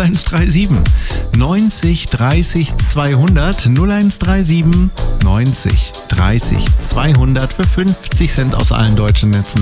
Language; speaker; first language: German; native; German